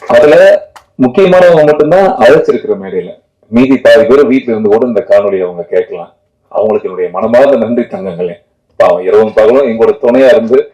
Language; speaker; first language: Tamil; native; Tamil